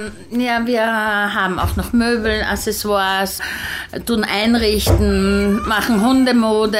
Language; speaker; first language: German; early bilingual, heritage; German